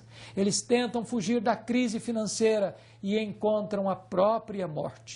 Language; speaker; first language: Portuguese; native; Portuguese